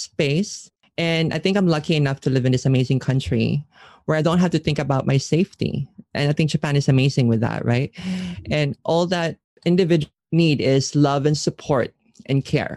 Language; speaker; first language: English; non-native, local second language; Filipino